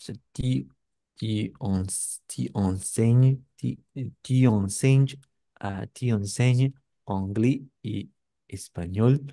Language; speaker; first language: French; non-native, learner; Spanish